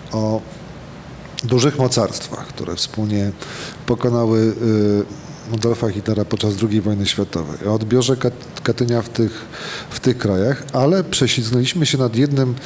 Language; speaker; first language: Polish; native; Polish